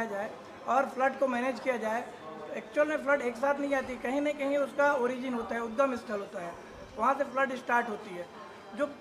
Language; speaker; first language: Hindi; native; Hindi